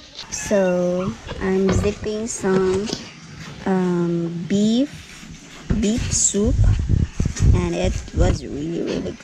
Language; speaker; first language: English; non-native, local second language; Cebuano